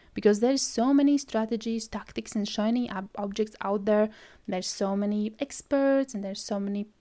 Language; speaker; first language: English; non-native, fluent; Latvian